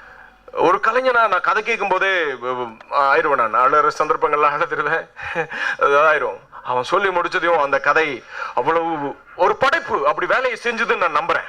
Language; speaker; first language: Tamil; native; Tamil